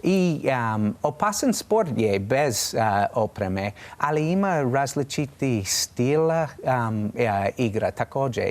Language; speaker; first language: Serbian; non-native, learner; English